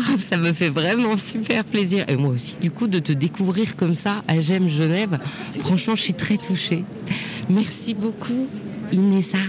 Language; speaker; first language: French; native; French